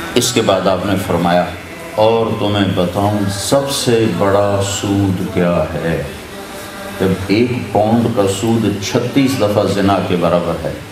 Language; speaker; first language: Urdu; non-native, local second language; Punjabi